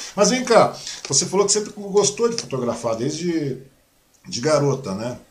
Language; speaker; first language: Portuguese; early bilingual, other home language; Chinese